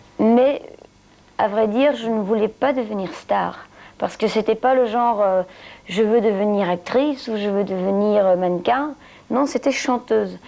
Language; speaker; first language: French; non-native, local second language; Dutch